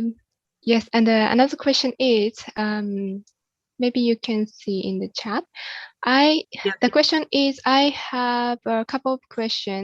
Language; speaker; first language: English; non-native, fluent; Japanese